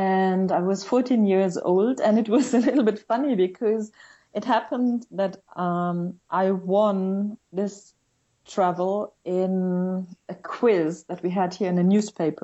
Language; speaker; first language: English; non-native, fluent; German